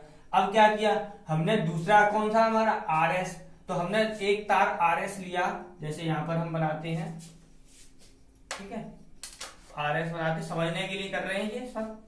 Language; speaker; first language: Hindi; native; Hindi